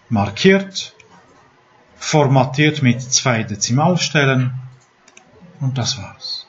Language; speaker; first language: German; non-native, fluent; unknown